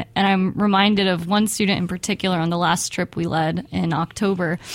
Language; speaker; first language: English; native; English